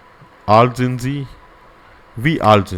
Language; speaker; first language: German; non-native, learner; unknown